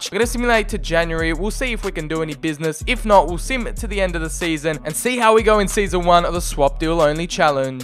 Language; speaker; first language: English; native; English